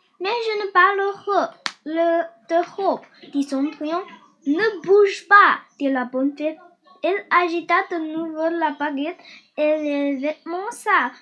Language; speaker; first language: French; non-native, learner; Chinese